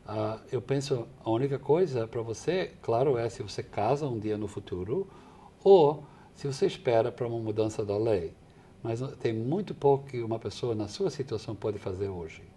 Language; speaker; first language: Portuguese; non-native, fluent; English